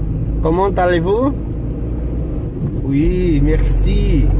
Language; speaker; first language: French; non-native, learner; Portuguese